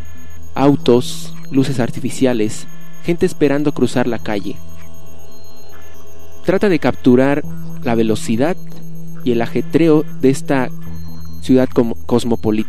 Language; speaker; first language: Spanish; native; Spanish